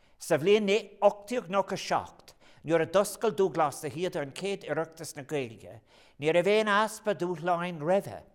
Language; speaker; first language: Irish; non-native, local second language; English